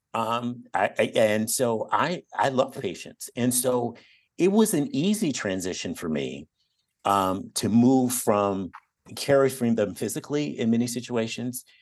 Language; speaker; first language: English; native; English